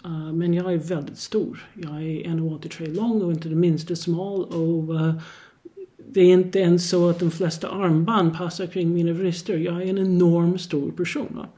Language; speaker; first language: Swedish; non-native, fluent; English